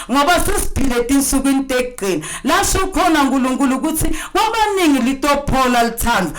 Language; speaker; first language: Zulu; non-native, local second language; Swati